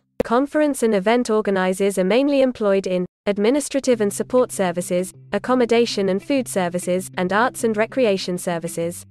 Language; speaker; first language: English; non-native, local second language; Hindi